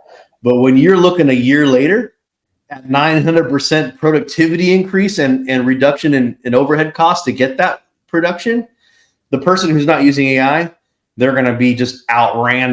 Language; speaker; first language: English; native; English